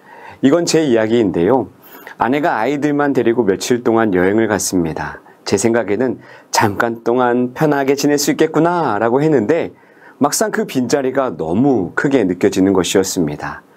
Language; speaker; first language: Korean; native; Korean